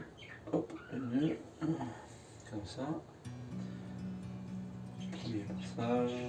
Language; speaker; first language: French; native; French